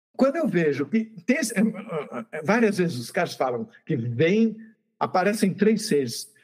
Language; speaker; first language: Portuguese; native; Portuguese